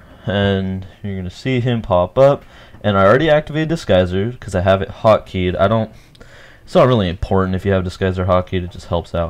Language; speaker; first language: English; native; English